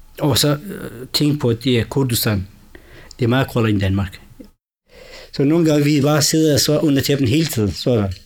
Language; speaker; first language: Danish; non-native, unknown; Kurdish